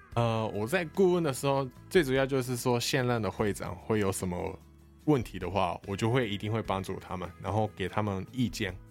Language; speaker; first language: Chinese; non-native, fluent; Japanese